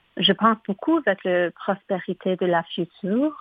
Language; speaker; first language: French; non-native, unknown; English